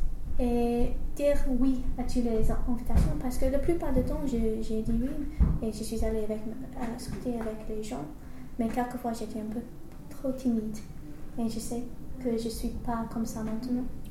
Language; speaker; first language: French; non-native, learner; English